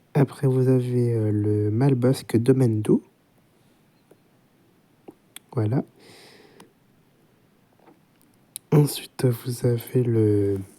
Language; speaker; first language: French; native; French